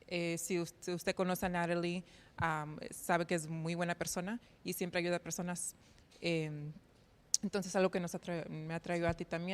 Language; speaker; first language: Spanish; early bilingual, heritage; Spanish